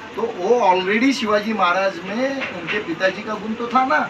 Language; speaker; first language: Hindi; non-native, local second language; Marathi